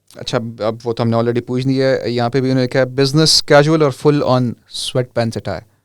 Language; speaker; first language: Urdu; non-native, local second language; Pashto